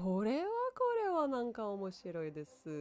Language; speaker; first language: Japanese; non-native, learner; Russian